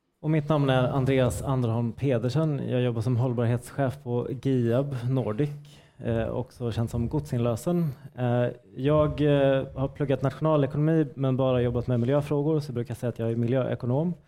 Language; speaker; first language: Swedish; native; Swedish